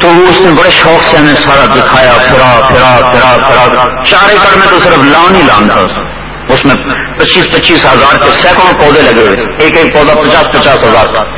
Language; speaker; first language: Urdu; non-native, local second language; Punjabi